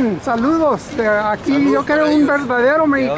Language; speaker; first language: Spanish; early bilingual, other home language; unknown